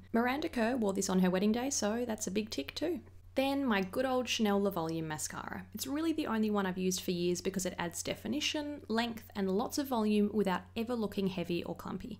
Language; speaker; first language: English; native; English